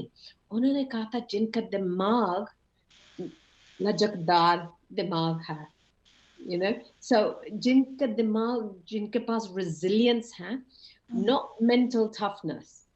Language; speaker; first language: Hindi; early bilingual, heritage; English